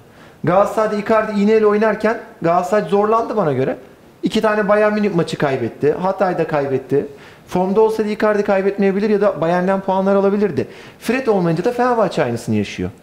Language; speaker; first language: Turkish; native; Turkish